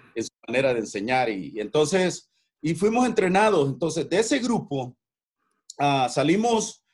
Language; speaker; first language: Spanish; native; Spanish